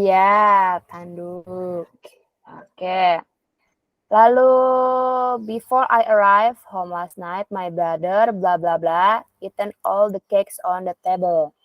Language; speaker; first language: English; non-native, learner; Indonesian